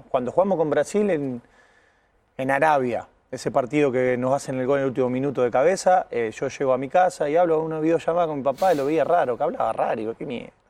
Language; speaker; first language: Spanish; native; Spanish